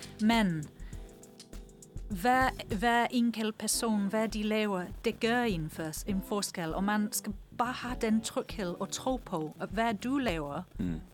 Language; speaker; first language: Danish; non-native, fluent; English